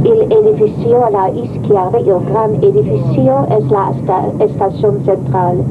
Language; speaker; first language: Spanish; non-native, learner; Dutch